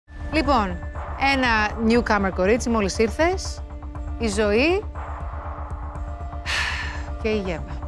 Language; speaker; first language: Greek; native; Greek